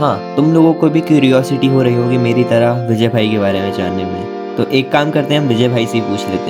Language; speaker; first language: Hindi; native; Hindi